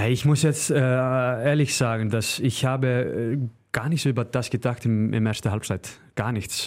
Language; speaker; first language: German; non-native, learner; Icelandic